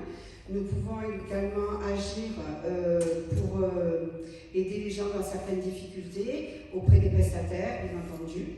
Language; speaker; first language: French; native; French